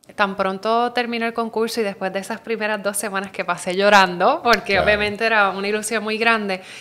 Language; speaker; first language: Spanish; native; Spanish